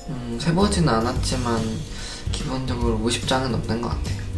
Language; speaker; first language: Korean; native; Korean